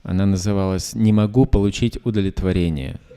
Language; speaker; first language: Russian; native; Russian